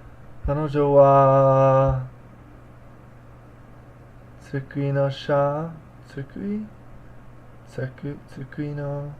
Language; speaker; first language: Japanese; non-native, learner; English